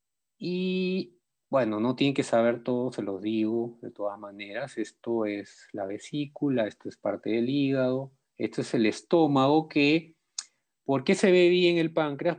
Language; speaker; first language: Spanish; native; Spanish